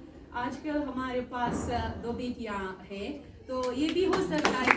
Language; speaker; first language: Hindi; non-native, learner; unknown